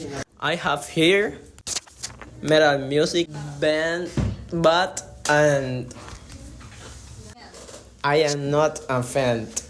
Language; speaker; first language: English; non-native, learner; Spanish